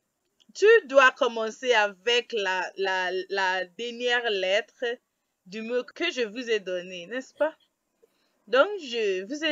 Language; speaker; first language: French; non-native, fluent; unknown